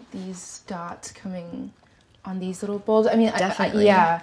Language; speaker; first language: English; native; English